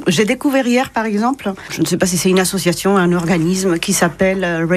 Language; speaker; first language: French; non-native, fluent; Spanish